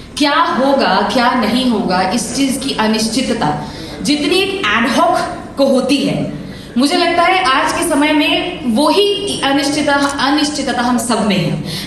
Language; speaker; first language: Hindi; non-native, local second language; Assamese